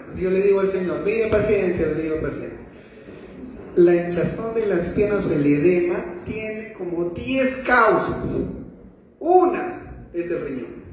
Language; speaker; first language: Spanish; native; Spanish